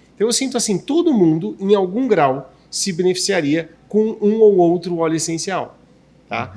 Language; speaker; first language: Portuguese; native; Portuguese